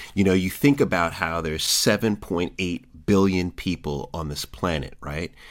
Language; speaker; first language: English; native; English